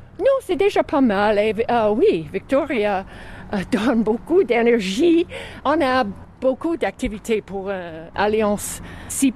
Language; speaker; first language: French; non-native, fluent; English